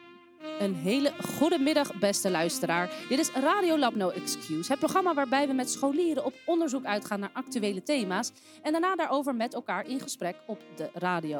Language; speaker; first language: Dutch; native; Dutch